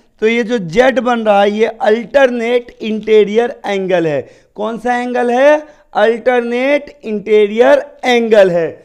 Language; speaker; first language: Hindi; native; Hindi